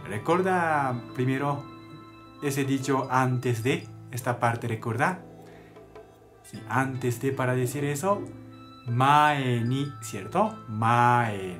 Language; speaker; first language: Spanish; non-native, learner; Japanese